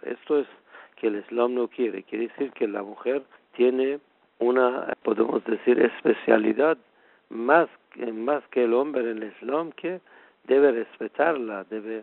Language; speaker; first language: Spanish; non-native, fluent; Persian